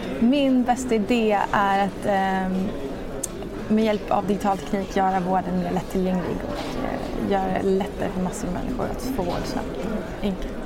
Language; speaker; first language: Swedish; native; Swedish